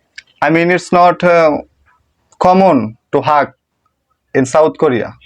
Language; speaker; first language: English; non-native, learner; Bangla